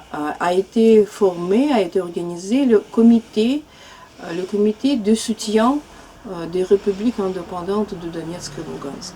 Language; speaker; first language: French; non-native, fluent; Russian